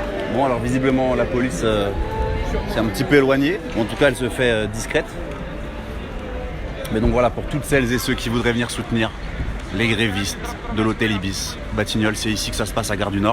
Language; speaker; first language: French; native; French